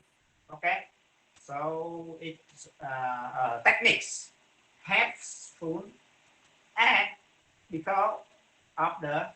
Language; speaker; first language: English; non-native, fluent; Vietnamese